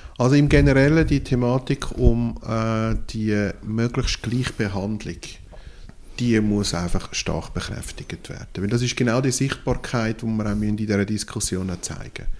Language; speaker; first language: German; non-native, local second language; French